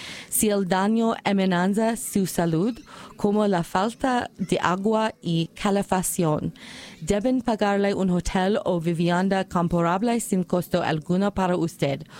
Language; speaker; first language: Spanish; non-native, learner; English